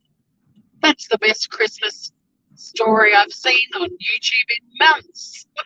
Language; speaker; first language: English; native; English